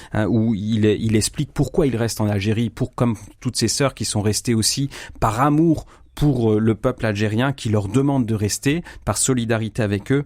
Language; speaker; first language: French; native; French